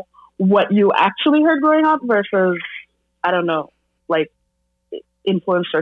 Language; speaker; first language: English; non-native, local second language; Bangla